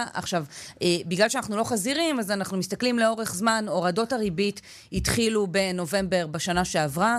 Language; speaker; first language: Hebrew; native; Hebrew